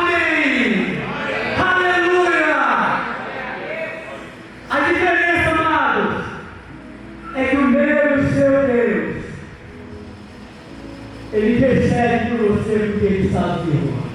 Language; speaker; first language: Portuguese; native; Portuguese